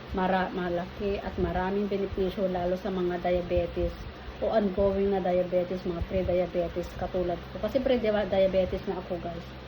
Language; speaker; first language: Filipino; non-native, local second language; Iloko